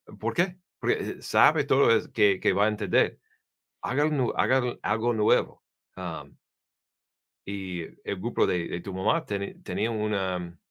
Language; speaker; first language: Spanish; non-native, learner; English